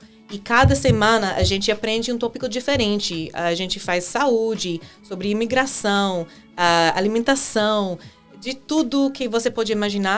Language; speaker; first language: Portuguese; non-native, fluent; English